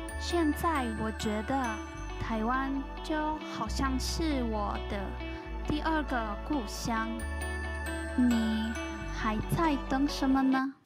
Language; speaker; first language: Chinese; non-native, learner; Spanish